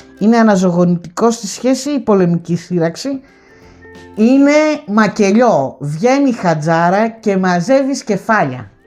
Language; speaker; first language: Greek; native; Greek